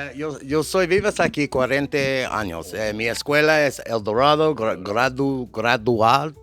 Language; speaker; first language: Spanish; non-native, learner; English